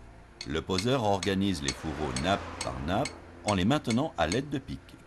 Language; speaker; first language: French; native; French